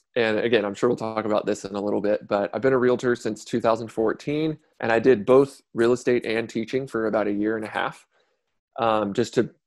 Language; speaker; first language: English; native; English